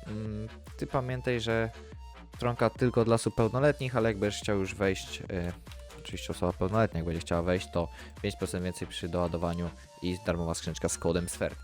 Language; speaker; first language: Polish; native; Polish